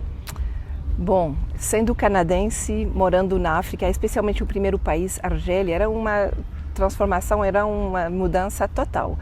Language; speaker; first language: Portuguese; non-native, fluent; French